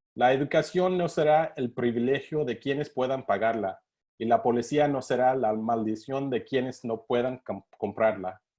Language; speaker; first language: Spanish; non-native, learner; English